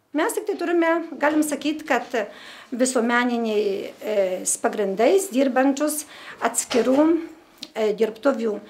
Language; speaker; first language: Lithuanian; native; Lithuanian